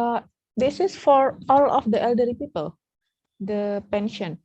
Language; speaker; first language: English; non-native, learner; Indonesian